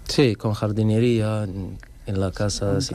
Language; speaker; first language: Spanish; non-native, learner; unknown